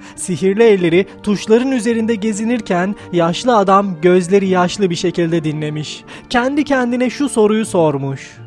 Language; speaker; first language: Turkish; native; Turkish